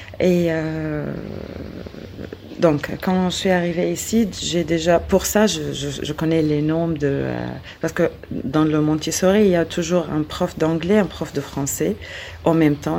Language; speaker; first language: French; non-native, learner; Arabic